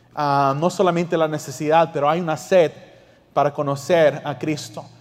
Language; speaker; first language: Spanish; early bilingual, heritage; English